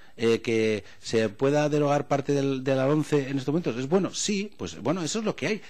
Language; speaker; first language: Spanish; non-native, local second language; Catalan